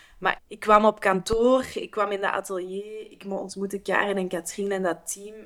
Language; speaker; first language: Dutch; native; Dutch